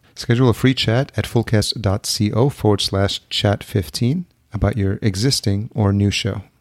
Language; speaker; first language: English; early bilingual, other home language; Spanish